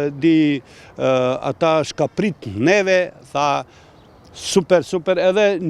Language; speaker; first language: Albanian; non-native, local second language; Croatian